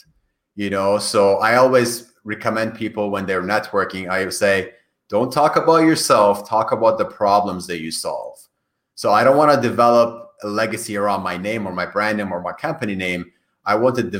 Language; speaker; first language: English; non-native, fluent; Persian